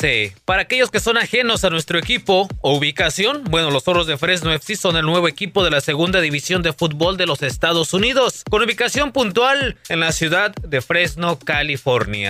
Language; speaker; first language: Spanish; native; Spanish